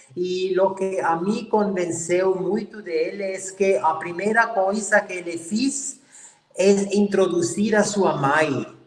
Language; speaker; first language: Spanish; non-native, fluent; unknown